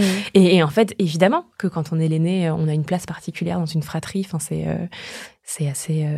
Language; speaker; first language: French; native; French